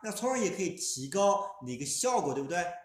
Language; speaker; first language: Chinese; native; Chinese